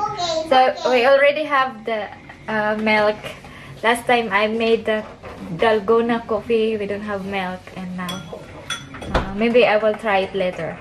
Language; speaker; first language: English; non-native, local second language; Filipino